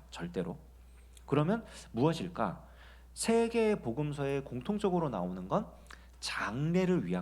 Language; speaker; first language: Korean; native; Korean